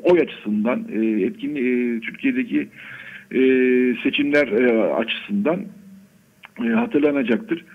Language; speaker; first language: Turkish; native; Turkish